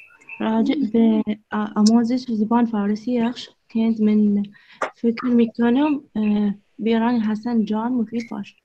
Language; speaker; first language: Persian; non-native, learner; Arabic